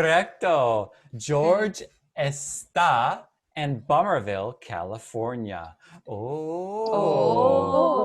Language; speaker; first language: Spanish; non-native, fluent; English